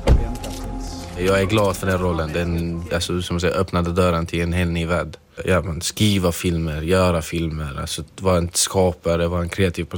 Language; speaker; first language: Swedish; non-native, fluent; Arabic